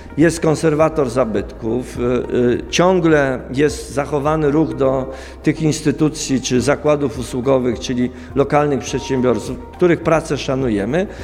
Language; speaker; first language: Polish; native; Polish